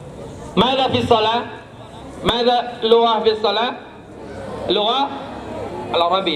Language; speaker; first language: Arabic; non-native, learner; Indonesian